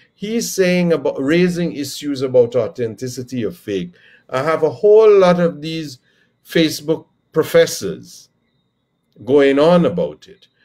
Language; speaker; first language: English; native; English